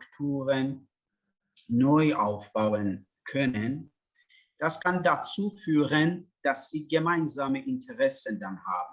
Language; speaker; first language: German; non-native, fluent; Persian